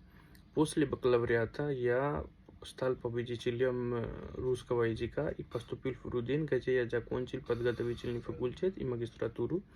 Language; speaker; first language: Russian; non-native, local second language; Hindi